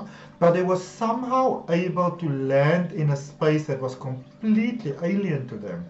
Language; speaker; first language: English; native; English